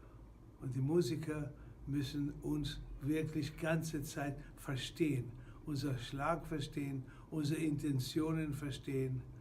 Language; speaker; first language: German; non-native, fluent; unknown